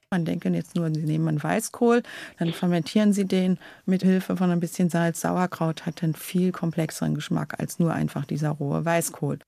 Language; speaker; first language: German; native; German